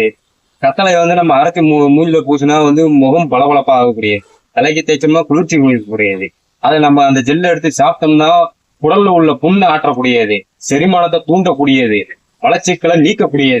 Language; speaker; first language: Tamil; native; Tamil